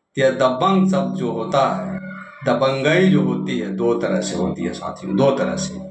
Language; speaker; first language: Hindi; native; Hindi